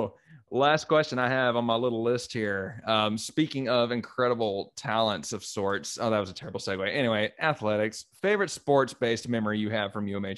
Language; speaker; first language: English; native; English